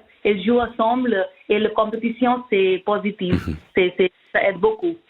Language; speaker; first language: French; non-native, learner; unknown